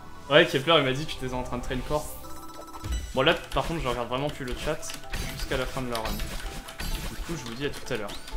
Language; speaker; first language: French; native; French